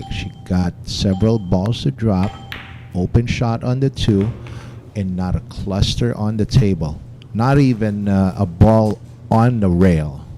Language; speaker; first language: English; non-native, local second language; Filipino